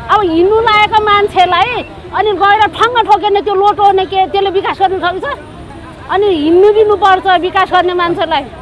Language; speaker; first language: Nepali; non-native, local second language; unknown